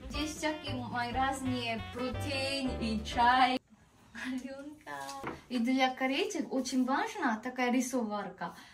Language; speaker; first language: Russian; non-native, learner; Korean